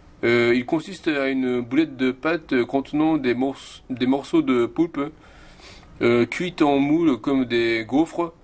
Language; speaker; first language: French; non-native, fluent; Japanese